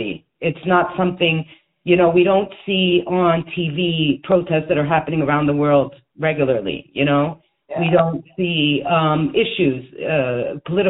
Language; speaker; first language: English; native; English